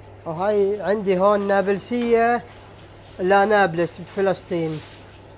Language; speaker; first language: Arabic; native; Arabic